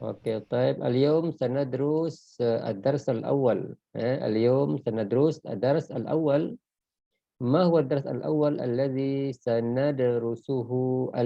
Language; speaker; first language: Arabic; non-native, fluent; Malay